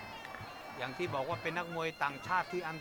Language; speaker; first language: Thai; native; Thai